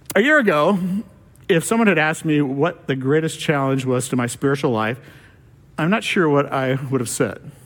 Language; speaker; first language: English; native; English